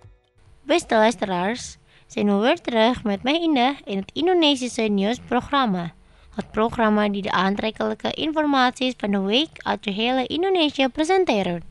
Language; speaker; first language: Dutch; non-native, fluent; Indonesian